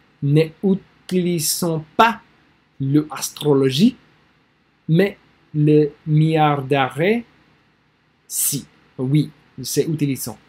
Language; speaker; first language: French; non-native, learner; English